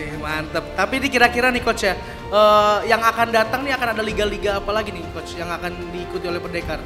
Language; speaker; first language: Indonesian; native; Indonesian